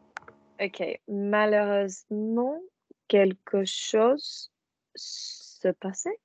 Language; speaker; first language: French; non-native, learner; English